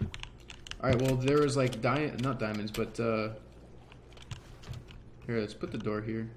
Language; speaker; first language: English; native; English